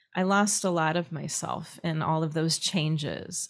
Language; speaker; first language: English; native; English